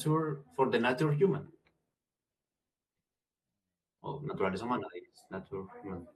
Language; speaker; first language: English; non-native, learner; Spanish